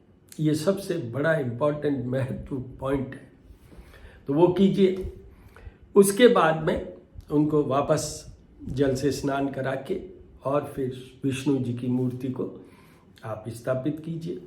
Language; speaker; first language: Hindi; native; Hindi